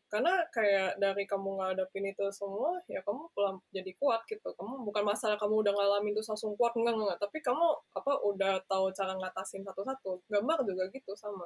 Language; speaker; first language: Indonesian; non-native, local second language; English